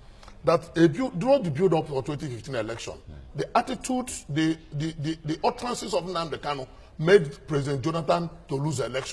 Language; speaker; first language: English; non-native, local second language; Igbo